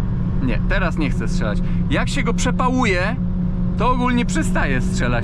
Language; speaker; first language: Polish; native; Polish